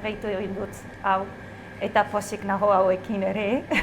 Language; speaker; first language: Basque; non-native, learner; Arabic